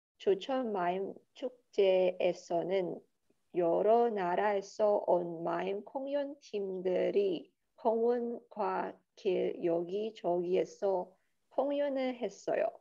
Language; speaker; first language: Korean; non-native, learner; Chinese